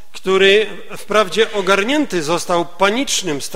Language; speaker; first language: Polish; native; Polish